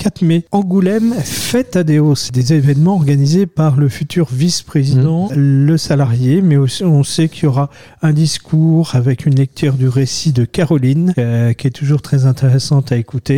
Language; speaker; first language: French; native; French